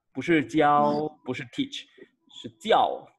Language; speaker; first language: Chinese; non-native, fluent; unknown